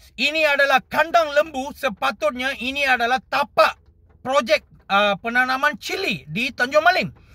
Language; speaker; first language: Malay; non-native, local second language; Tamil